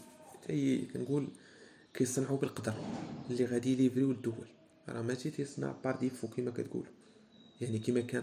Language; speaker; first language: Arabic; native; Arabic